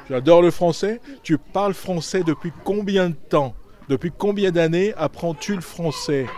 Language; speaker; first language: French; native; French